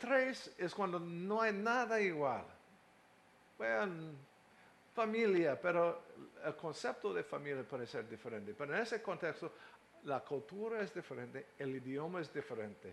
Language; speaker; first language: Spanish; non-native, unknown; English